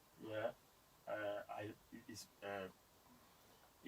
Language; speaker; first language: English; non-native, learner; French